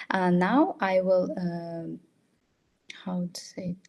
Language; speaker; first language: English; non-native, fluent; Russian